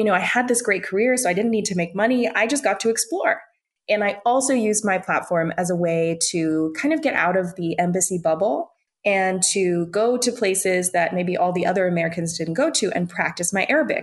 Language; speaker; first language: English; native; English